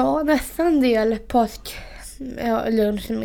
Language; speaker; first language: Swedish; non-native, learner; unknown